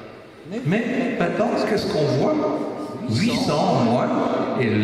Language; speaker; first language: French; non-native, local second language; Dutch